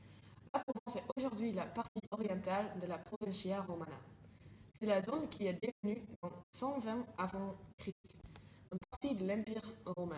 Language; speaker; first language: French; non-native, learner; Dutch